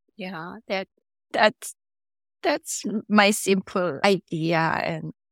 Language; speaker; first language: English; non-native, fluent; Korean